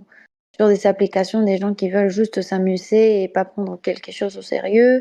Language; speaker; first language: French; non-native, fluent; Spanish